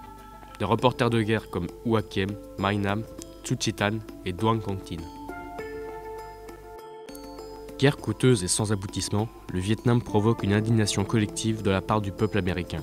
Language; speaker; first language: French; native; French